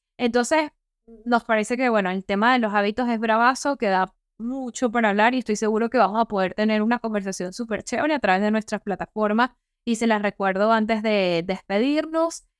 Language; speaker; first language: Spanish; native; Spanish